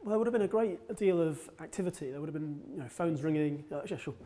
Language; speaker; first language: English; native; English